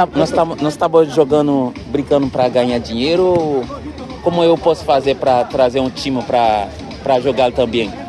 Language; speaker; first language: Portuguese; non-native, learner; Haitian Creole